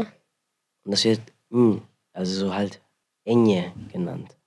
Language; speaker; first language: German; early bilingual, other home language; Spanish